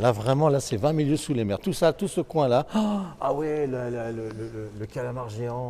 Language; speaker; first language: French; native; French